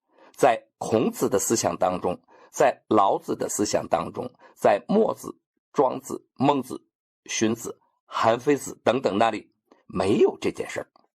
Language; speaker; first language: Chinese; native; Chinese